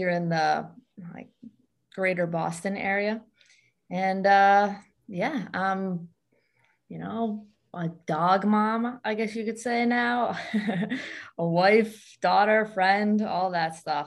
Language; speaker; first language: English; native; English